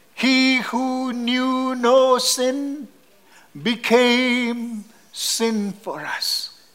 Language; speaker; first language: English; non-native, local second language; Malayalam